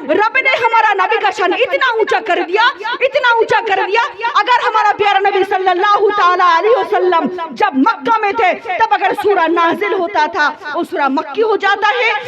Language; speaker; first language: Urdu; non-native, local second language; Bangla